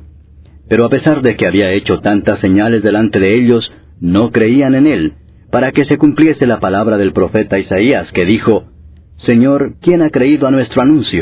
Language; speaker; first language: Spanish; native; Spanish